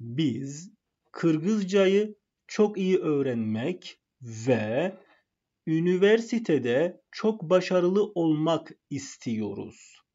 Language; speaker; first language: Turkish; non-native, fluent; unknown